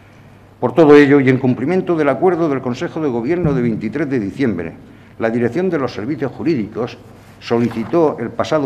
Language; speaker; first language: Spanish; native; Spanish